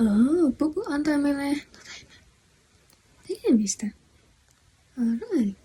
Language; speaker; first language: Finnish; non-native, learner; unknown